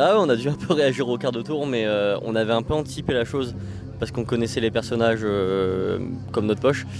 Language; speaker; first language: French; native; French